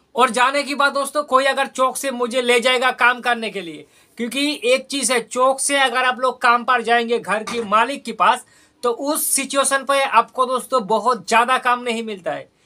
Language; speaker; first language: Hindi; non-native, local second language; Bangla